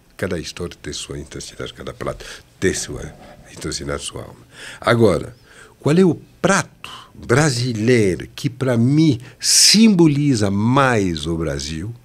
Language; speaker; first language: Portuguese; non-native, fluent; French